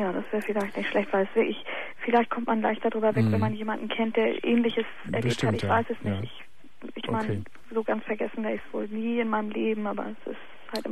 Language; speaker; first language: German; native; German